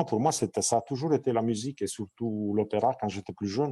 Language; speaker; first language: French; non-native, fluent; Italian